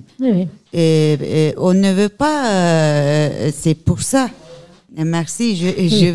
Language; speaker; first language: French; non-native, learner; Turkish